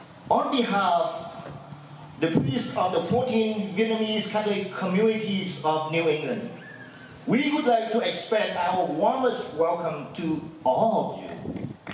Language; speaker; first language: English; non-native, fluent; Vietnamese